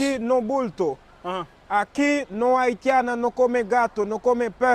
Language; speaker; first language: Spanish; non-native, learner; Haitian Creole